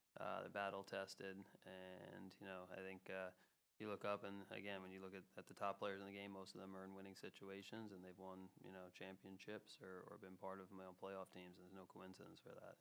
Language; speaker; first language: English; native; English